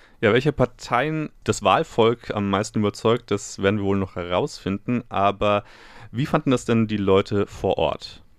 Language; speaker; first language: German; native; German